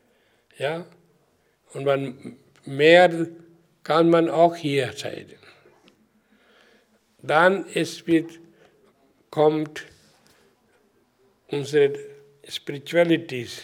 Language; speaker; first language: German; non-native, learner; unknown